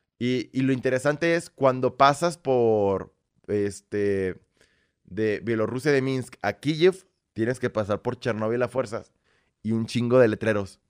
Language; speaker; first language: Spanish; early bilingual, other home language; Russian